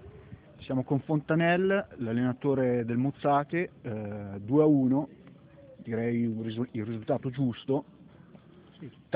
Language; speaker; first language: Italian; native; Italian